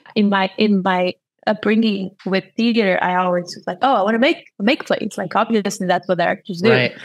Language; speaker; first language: English; non-native, fluent; Portuguese